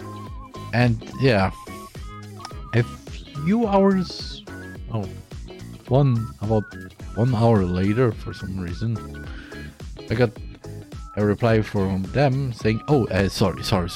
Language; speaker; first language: English; non-native, fluent; German